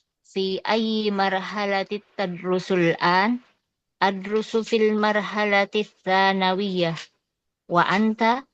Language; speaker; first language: Arabic; non-native, learner; Indonesian